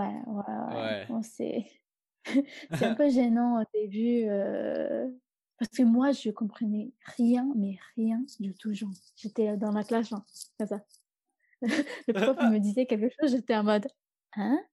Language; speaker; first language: French; non-native, fluent; English